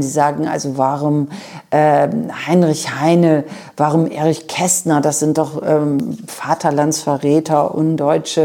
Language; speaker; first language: German; native; German